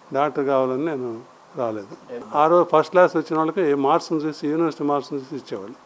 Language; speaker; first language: Telugu; native; Telugu